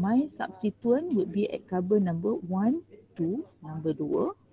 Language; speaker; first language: English; non-native, local second language; Malay